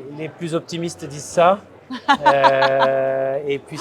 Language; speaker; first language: French; native; French